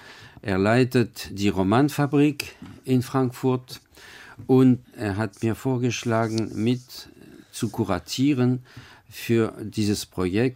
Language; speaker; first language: German; non-native, fluent; French